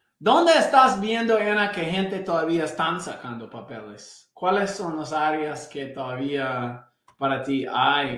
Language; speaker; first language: Spanish; non-native, fluent; English